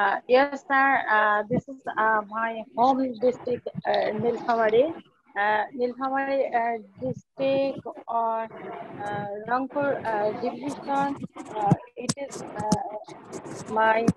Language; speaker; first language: English; non-native, learner; Bangla